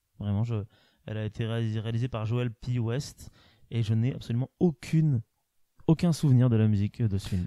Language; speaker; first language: French; native; French